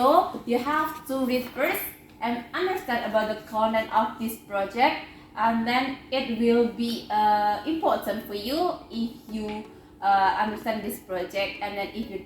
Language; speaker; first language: English; non-native, fluent; Indonesian